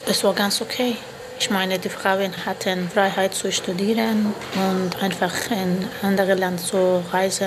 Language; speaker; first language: German; non-native, fluent; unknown